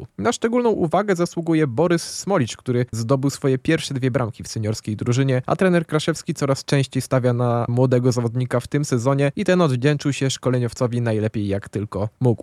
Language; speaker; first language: Polish; native; Polish